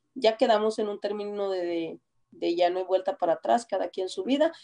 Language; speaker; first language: Spanish; native; Spanish